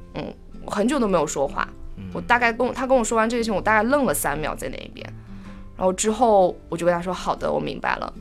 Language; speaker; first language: Chinese; native; Chinese